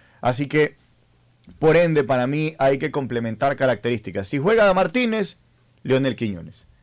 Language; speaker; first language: Spanish; native; Spanish